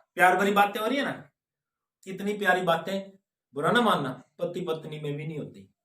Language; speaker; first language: Hindi; non-native, local second language; Punjabi